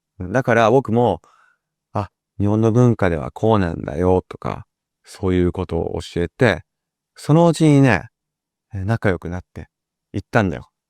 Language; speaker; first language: Japanese; native; Japanese